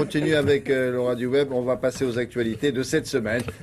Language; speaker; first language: French; native; French